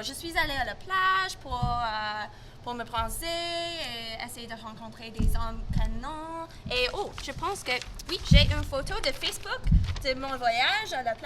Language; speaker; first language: French; non-native, local second language; English